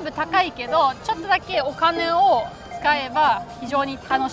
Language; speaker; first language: Japanese; non-native, fluent; German